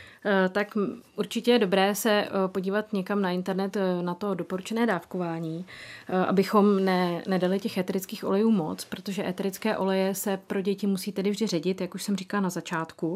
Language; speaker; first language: Czech; native; Czech